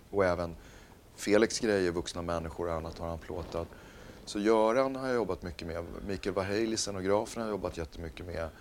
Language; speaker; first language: Swedish; native; Swedish